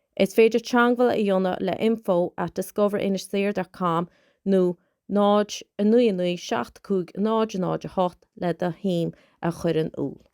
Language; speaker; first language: Irish; native; Irish